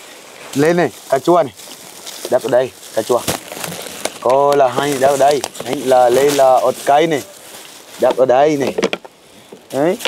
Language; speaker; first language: Vietnamese; non-native, learner; Portuguese